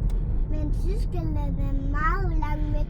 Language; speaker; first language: Danish; early bilingual, other home language; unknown